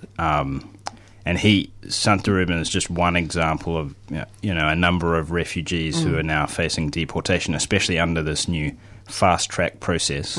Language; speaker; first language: English; native; English